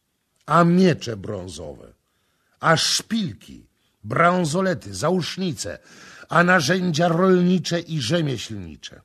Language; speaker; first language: Polish; native; Polish